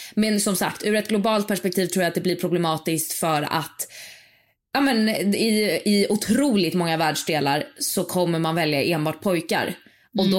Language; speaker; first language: Swedish; native; Swedish